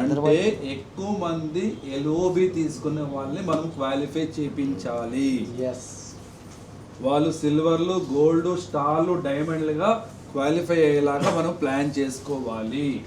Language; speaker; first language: Telugu; native; Telugu